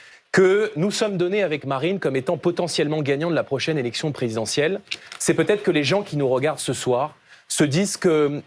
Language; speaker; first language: French; native; French